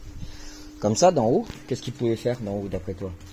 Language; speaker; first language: French; native; French